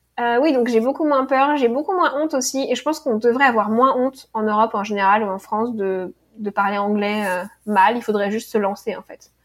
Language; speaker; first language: French; native; French